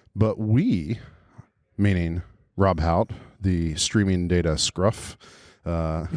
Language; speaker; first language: English; native; English